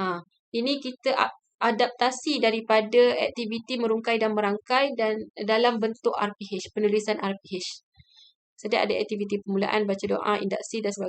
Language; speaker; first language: Malay; native; Malay